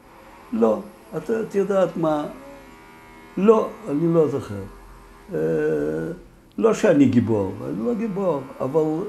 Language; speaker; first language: Hebrew; non-native, fluent; Yiddish